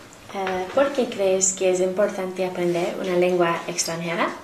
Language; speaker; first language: Spanish; non-native, learner; English